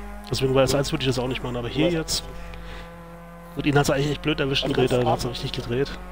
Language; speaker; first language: German; native; German